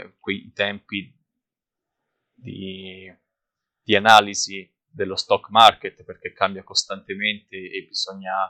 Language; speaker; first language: Italian; native; Italian